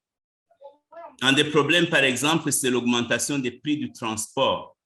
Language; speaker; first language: French; non-native, local second language; Rundi